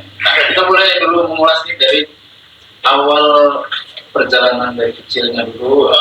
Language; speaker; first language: Indonesian; native; Indonesian